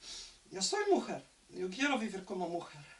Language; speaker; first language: Spanish; non-native, learner; French